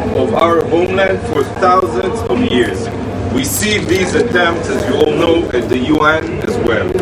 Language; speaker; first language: English; non-native, fluent; Hebrew